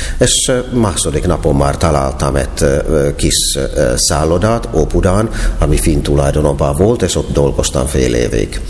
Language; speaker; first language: Hungarian; non-native, fluent; Finnish